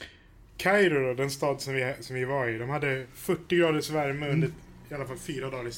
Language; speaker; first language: Swedish; native; Swedish